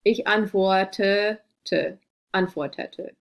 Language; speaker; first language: German; non-native, fluent; English